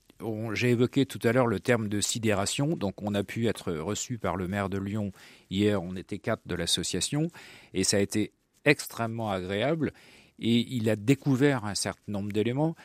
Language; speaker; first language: French; native; French